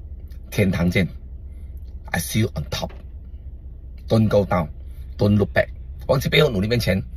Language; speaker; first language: English; non-native, fluent; Chinese